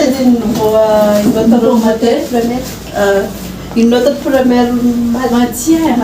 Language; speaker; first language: French; non-native, learner; Malagasy